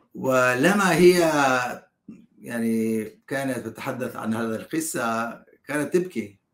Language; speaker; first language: Arabic; non-native, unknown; Hebrew